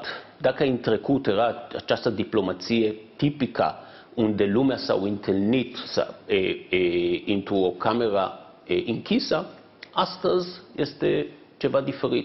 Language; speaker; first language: Romanian; non-native, fluent; Hebrew